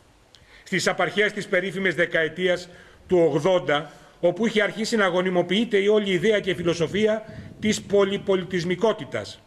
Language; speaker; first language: Greek; native; Greek